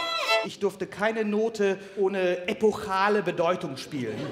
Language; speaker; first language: German; non-native, fluent; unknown